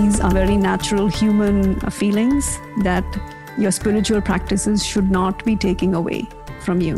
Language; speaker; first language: English; non-native, local second language; Kannada